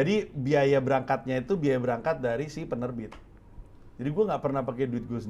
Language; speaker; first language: Indonesian; native; Indonesian